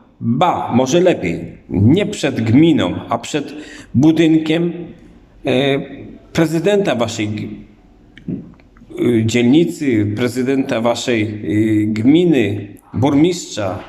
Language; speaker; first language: Polish; native; Polish